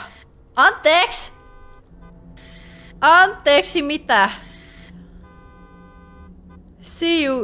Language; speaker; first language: Finnish; native; Finnish